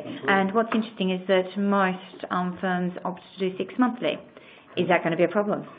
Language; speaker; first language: English; native; English